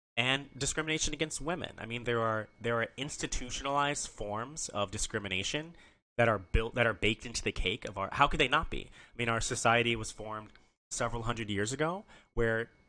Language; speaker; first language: English; native; English